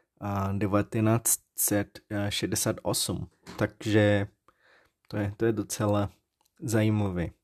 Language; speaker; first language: Czech; non-native, learner; Portuguese